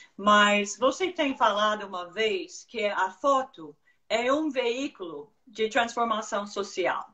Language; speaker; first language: Portuguese; non-native, fluent; English